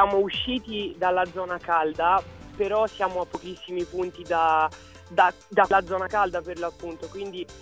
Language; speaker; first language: Italian; early bilingual, other home language; French